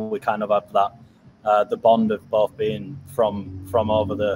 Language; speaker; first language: English; native; English